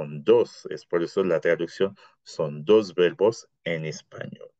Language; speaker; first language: Spanish; non-native, fluent; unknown